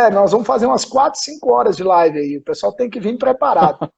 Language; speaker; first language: Portuguese; native; Portuguese